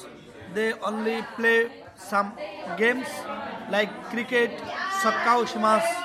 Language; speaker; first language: English; non-native, learner; Bangla